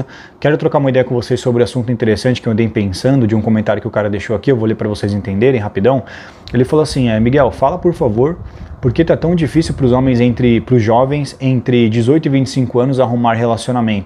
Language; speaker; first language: Portuguese; native; Portuguese